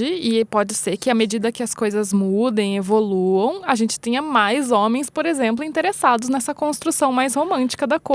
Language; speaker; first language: Portuguese; native; Portuguese